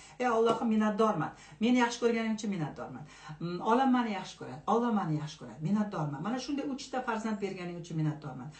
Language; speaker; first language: Uzbek; non-native, local second language; Kazakh